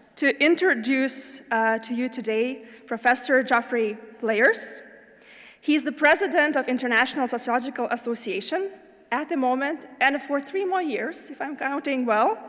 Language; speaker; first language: English; non-native, fluent; Lithuanian